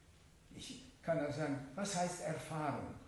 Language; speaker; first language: German; non-native, fluent; Hungarian